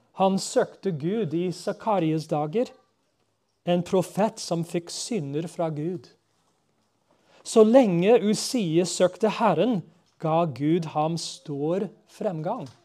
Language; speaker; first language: Norwegian; non-native, fluent; English